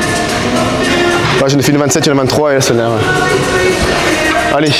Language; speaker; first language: French; native; French